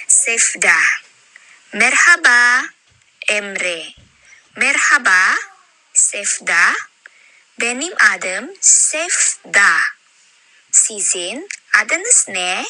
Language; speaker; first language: Turkish; non-native, learner; Indonesian